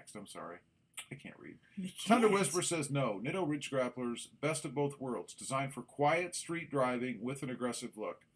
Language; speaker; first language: English; native; English